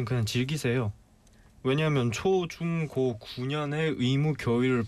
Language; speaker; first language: Korean; native; Korean